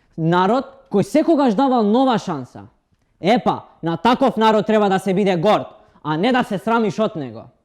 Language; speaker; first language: Macedonian; non-native, local second language; Romany